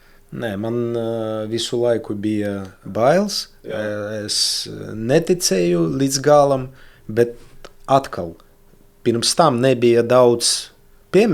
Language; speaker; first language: Latvian; native; Latvian